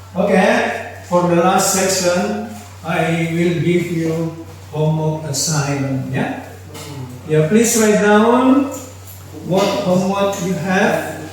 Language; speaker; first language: English; non-native, fluent; Indonesian